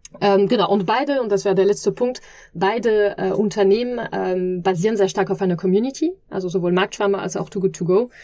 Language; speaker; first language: German; non-native, fluent; French